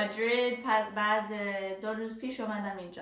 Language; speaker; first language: Persian; non-native, learner; English